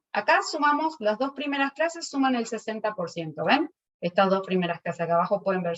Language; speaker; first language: Spanish; native; Spanish